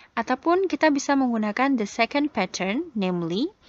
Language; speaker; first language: English; non-native, fluent; Indonesian